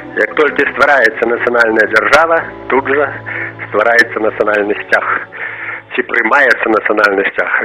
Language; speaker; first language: Belarusian; native; Belarusian